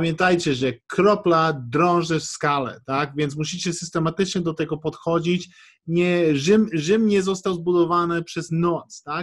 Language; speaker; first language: Polish; early bilingual, heritage; English